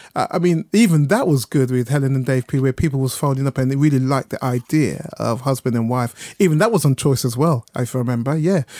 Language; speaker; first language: English; native; English